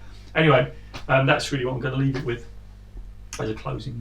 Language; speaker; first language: English; native; English